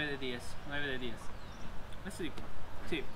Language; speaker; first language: Spanish; non-native, learner; German